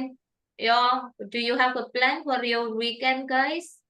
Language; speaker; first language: English; non-native, fluent; Indonesian